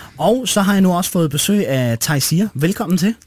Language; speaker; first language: Danish; native; Danish